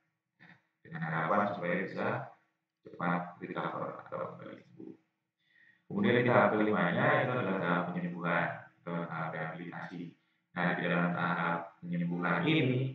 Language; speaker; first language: Indonesian; native; Indonesian